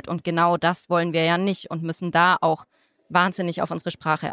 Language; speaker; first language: German; native; German